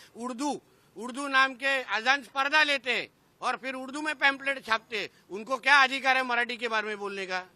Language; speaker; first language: Hindi; non-native, local second language; Marathi